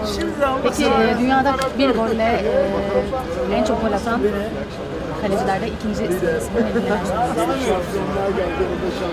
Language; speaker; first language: Turkish; native; Turkish